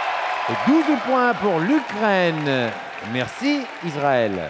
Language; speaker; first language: French; non-native, learner; Turkish